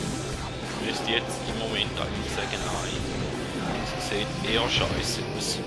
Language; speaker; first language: German; native; German